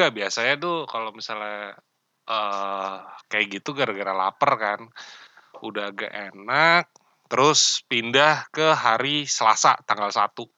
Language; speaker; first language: Indonesian; native; Indonesian